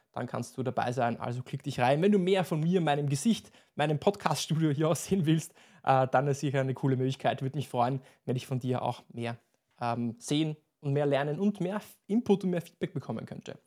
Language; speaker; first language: German; native; German